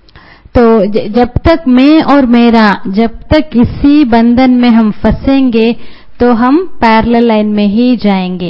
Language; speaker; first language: Hindi; native; Hindi